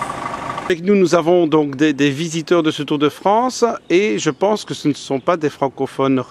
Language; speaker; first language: French; native; French